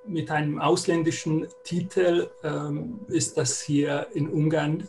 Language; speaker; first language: German; non-native, fluent; Hungarian